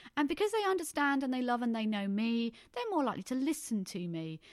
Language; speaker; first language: English; native; English